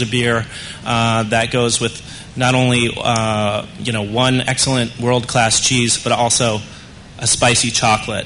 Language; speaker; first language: English; native; English